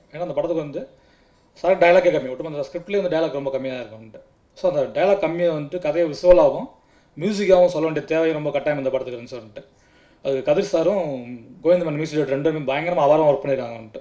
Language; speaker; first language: Tamil; native; Tamil